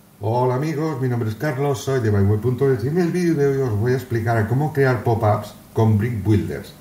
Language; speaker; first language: Spanish; native; Spanish